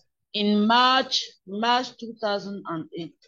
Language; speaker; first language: English; non-native, learner; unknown